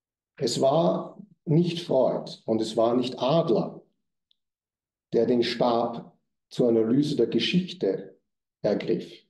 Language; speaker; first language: German; native; German